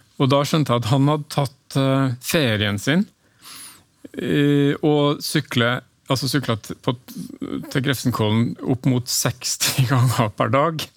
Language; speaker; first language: Norwegian; native; Norwegian